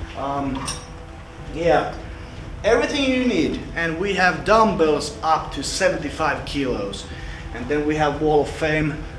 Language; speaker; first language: English; non-native, fluent; Finnish